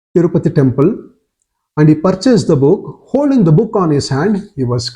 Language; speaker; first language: English; non-native, local second language; Kannada